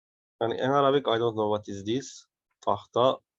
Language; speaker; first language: English; non-native, learner; Turkish